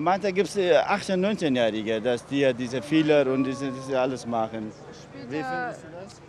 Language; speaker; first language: German; non-native, learner; Central Kurdish